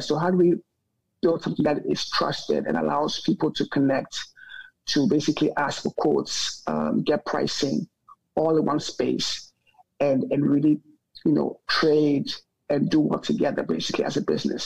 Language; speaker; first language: English; non-native, local second language; Akan